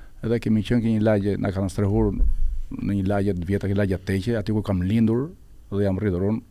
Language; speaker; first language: Albanian; native; Albanian